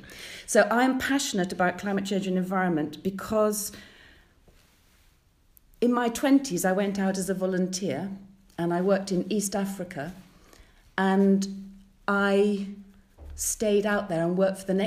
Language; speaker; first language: English; native; English